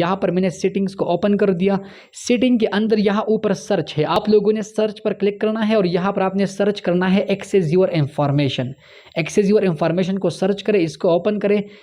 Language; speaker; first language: Urdu; non-native, local second language; Punjabi